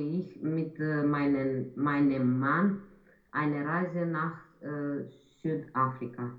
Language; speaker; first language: German; non-native, learner; Romanian